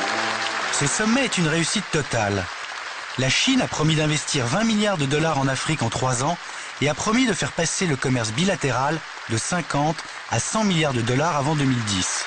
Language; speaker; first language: French; native; French